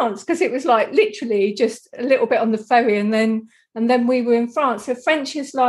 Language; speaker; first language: English; native; English